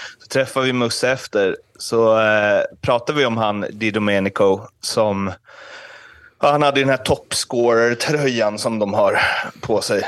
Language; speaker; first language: Swedish; native; Swedish